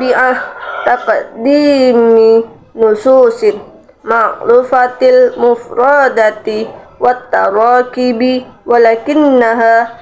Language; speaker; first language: Arabic; non-native, learner; Indonesian